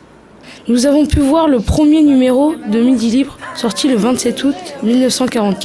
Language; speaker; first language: French; native; French